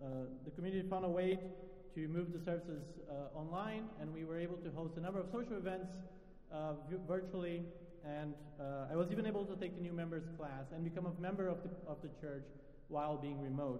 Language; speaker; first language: English; non-native, fluent; Portuguese